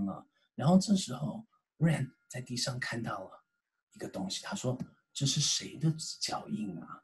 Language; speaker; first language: Chinese; native; Chinese